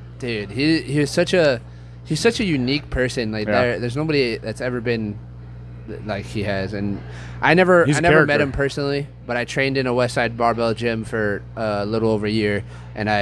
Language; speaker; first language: English; native; English